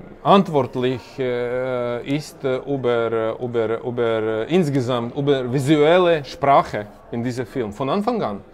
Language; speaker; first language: German; non-native, learner; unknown